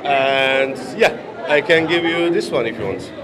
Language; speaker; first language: English; non-native, learner; Turkish